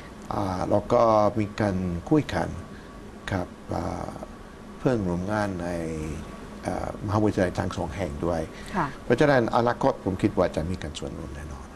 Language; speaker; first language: Thai; non-native, fluent; English